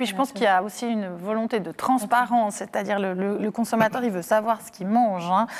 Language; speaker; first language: French; native; French